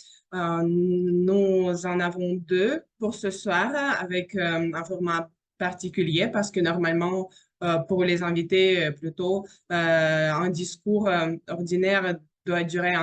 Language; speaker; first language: French; non-native, fluent; Russian